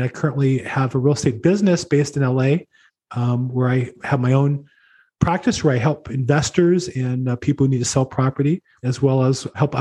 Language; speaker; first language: English; native; English